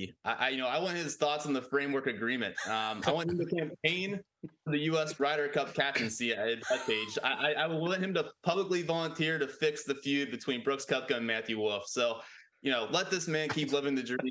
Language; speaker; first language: English; native; English